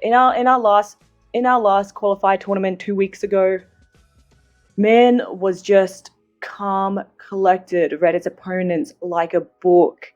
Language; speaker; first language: English; native; English